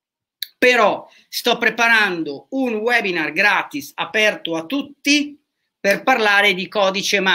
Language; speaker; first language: Italian; native; Italian